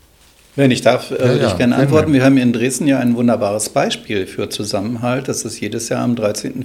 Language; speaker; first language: German; native; German